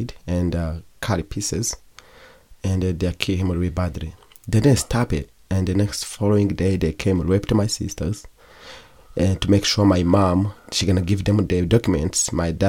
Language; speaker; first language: English; non-native, learner; Kinyarwanda